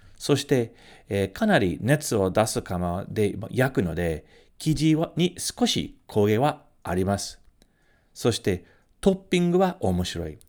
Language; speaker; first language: Japanese; non-native, fluent; English